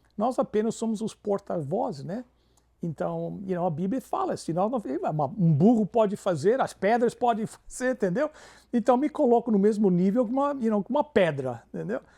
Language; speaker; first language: Portuguese; non-native, fluent; English